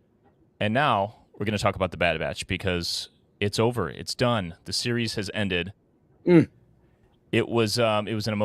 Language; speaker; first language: English; native; English